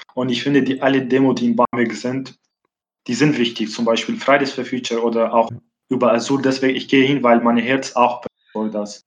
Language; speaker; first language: German; non-native, fluent; Arabic